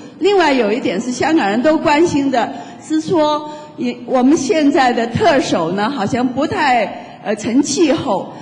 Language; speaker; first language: Chinese; non-native, local second language; Cantonese